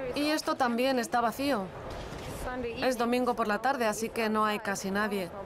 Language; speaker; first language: Spanish; non-native, fluent; Swedish